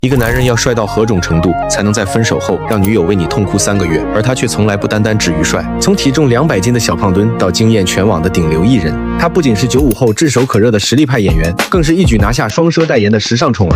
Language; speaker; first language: Chinese; native; Chinese